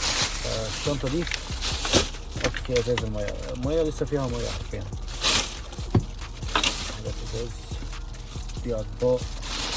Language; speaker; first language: Arabic; native; Arabic